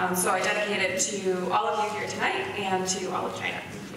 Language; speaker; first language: English; native; English